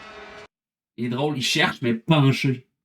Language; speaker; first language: French; native; French